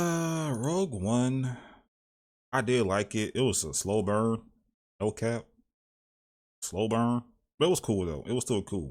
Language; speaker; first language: English; native; English